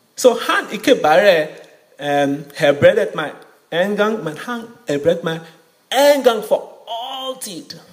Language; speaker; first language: Norwegian; non-native, fluent; Yoruba